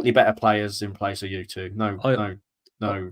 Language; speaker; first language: English; native; English